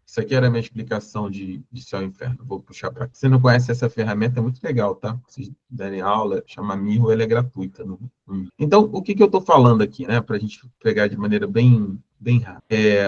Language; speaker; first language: Portuguese; native; Portuguese